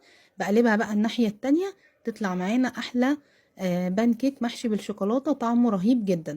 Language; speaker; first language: Arabic; native; Arabic